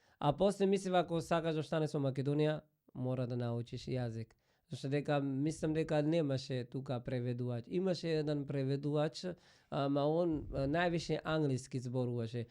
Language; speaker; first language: Macedonian; non-native, fluent; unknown